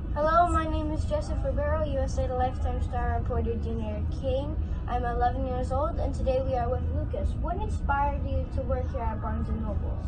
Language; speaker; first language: English; native; English